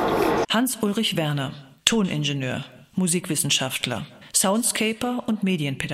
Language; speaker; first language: German; native; German